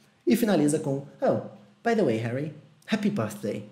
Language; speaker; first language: English; non-native, fluent; Portuguese